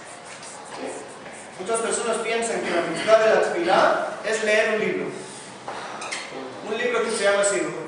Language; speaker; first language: Spanish; non-native, fluent; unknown